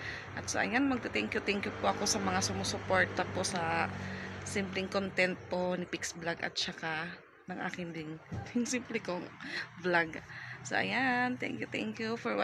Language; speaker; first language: Filipino; native; Filipino